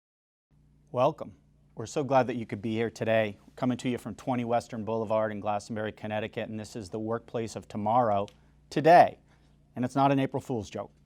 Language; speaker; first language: English; native; English